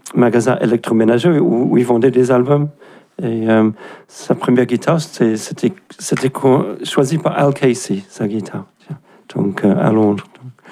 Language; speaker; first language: French; non-native, fluent; English